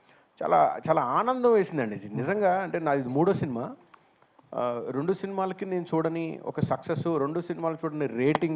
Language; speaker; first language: Telugu; native; Telugu